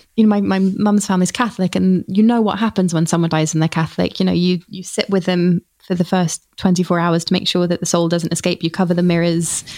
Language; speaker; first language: English; native; English